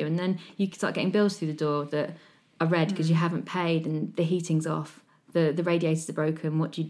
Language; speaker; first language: English; native; English